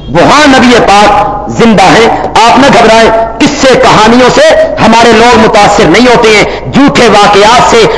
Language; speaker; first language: Urdu; non-native, local second language; Punjabi